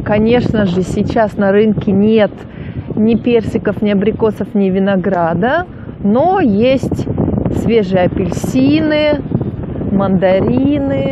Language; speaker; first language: Russian; native; Russian